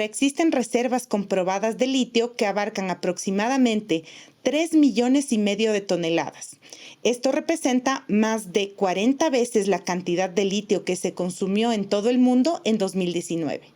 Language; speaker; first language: Spanish; native; Spanish